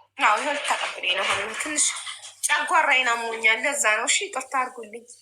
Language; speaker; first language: Amharic; native; Amharic